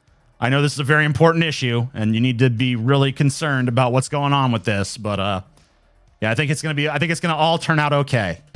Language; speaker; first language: English; native; English